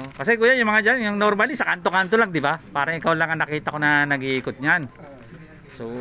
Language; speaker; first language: Filipino; native; Filipino